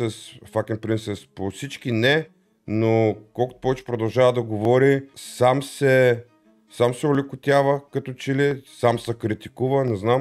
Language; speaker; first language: Bulgarian; native; Bulgarian